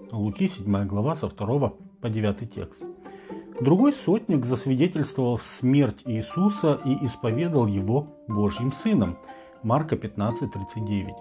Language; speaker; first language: Russian; native; Russian